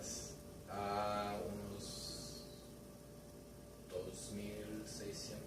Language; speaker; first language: Spanish; early bilingual, heritage; Spanish